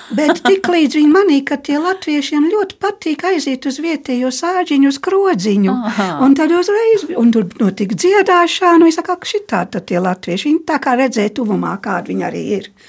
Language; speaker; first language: Latvian; early bilingual, heritage; Latvian